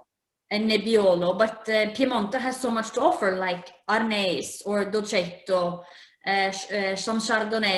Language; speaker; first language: English; non-native, fluent; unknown